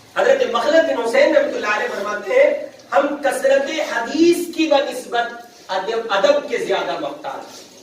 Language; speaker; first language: Urdu; native; Urdu